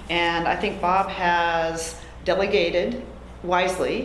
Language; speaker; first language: English; native; English